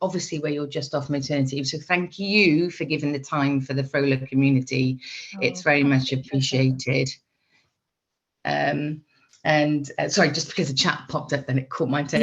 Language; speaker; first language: English; native; English